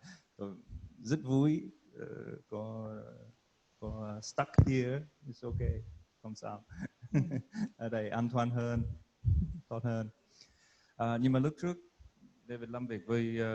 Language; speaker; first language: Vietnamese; non-native, learner; English